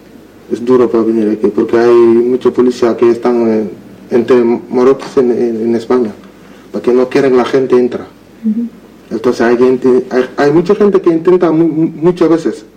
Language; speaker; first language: Spanish; non-native, learner; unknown